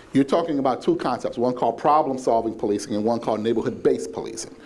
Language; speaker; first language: English; native; English